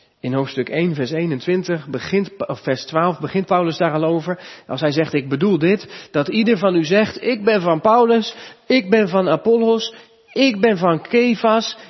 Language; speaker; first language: Dutch; native; Dutch